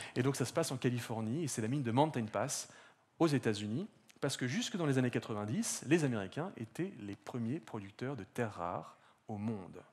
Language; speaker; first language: French; native; French